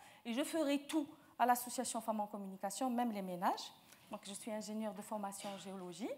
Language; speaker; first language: French; non-native, local second language; Arabic